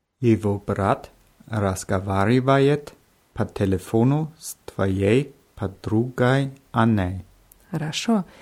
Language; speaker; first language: Russian; non-native, learner; German